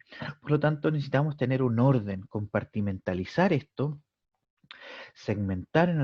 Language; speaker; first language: Spanish; native; Spanish